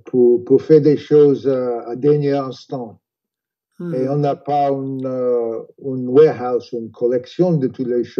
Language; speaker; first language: French; non-native, fluent; English